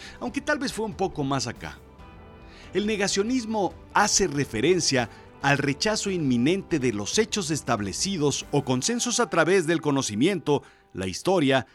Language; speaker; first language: Spanish; native; Spanish